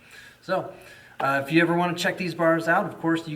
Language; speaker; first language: English; native; English